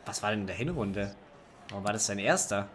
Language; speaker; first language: German; native; German